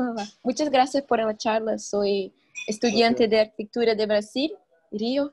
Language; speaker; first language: Spanish; non-native, fluent; Portuguese